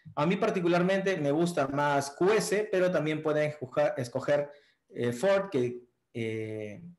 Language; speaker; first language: Spanish; native; Spanish